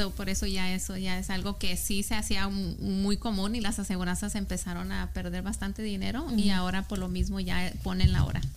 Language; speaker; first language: Spanish; early bilingual, heritage; Spanish